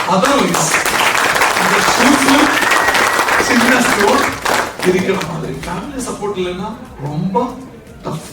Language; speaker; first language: Tamil; non-native, local second language; Malayalam